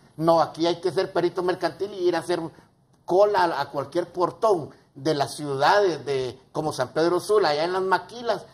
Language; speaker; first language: Spanish; native; Spanish